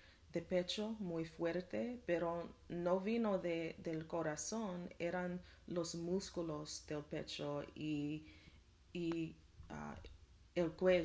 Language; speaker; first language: Spanish; non-native, learner; English